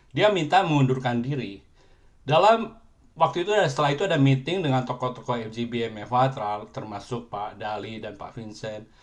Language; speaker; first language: Indonesian; native; Indonesian